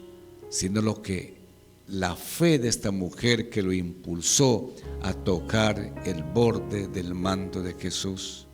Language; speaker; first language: Spanish; native; Spanish